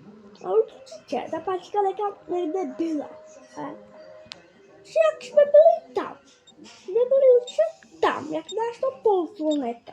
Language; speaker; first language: Czech; non-native, local second language; Polish